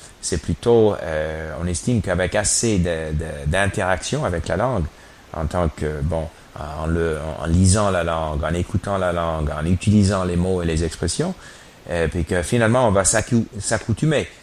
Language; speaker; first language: French; non-native, fluent; English